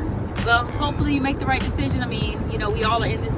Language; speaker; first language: English; native; English